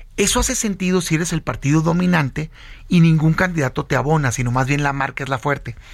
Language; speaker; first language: Spanish; native; Spanish